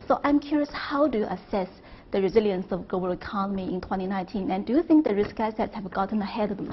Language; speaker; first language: English; non-native, fluent; Chinese